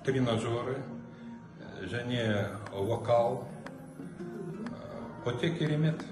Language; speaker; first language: Kazakh; non-native, learner; Russian